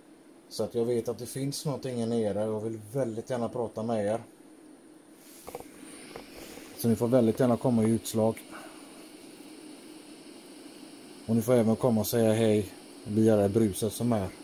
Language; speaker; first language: Swedish; native; Swedish